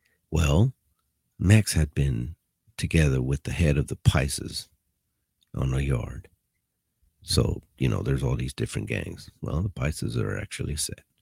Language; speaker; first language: English; early bilingual, other home language; Spanish